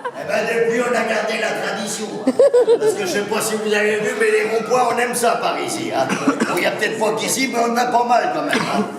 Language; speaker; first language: French; native; French